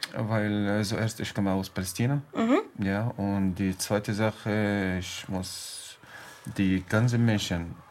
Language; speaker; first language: German; non-native, learner; Arabic